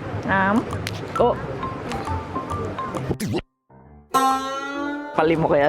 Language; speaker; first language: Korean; non-native, fluent; Thai